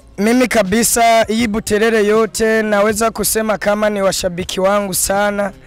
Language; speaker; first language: Swahili; non-native, local second language; Rundi